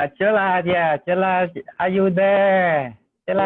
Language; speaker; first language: English; non-native, learner; Thai